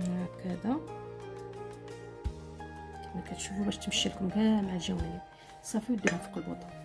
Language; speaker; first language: Arabic; native; Arabic